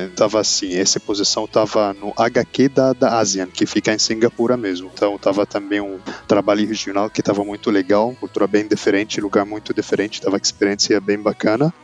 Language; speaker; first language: Portuguese; non-native, learner; Arabic